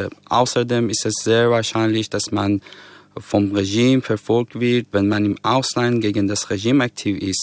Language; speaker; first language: German; non-native, fluent; Persian